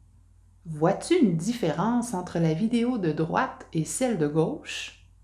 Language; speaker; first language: French; native; French